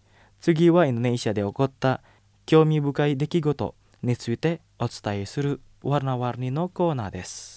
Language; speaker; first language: Japanese; non-native, fluent; Indonesian